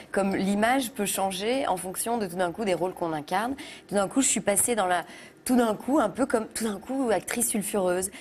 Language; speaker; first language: French; native; French